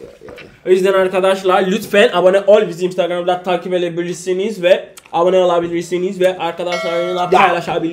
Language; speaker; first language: Turkish; non-native, learner; English